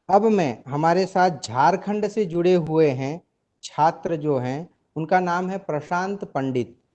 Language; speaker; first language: Hindi; non-native, local second language; Gujarati